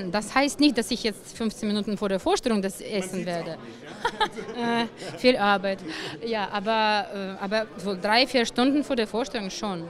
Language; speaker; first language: German; non-native, fluent; Russian